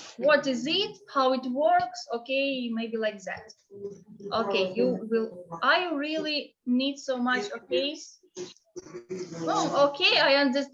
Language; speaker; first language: English; non-native, fluent; Ukrainian